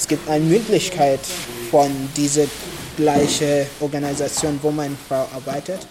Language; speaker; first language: German; non-native, learner; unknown